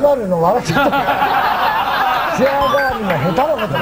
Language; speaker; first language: Japanese; native; Japanese